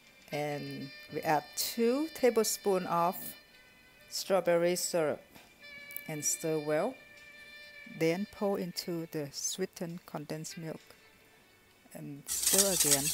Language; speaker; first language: English; non-native, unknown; Vietnamese